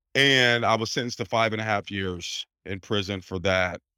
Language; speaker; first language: English; native; English